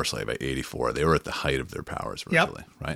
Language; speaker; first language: English; native; English